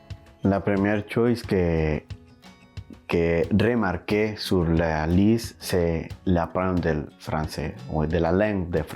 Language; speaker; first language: French; non-native, learner; Spanish